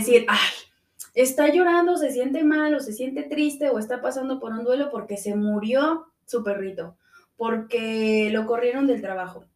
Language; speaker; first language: Spanish; native; Spanish